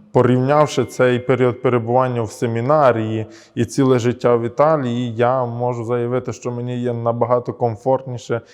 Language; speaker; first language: Ukrainian; early bilingual, heritage; Ukrainian